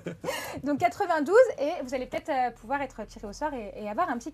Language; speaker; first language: French; native; French